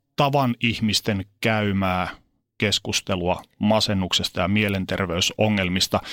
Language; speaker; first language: Finnish; native; Finnish